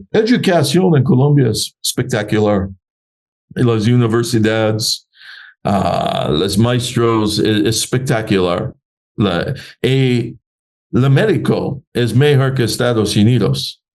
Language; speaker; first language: Spanish; non-native, learner; English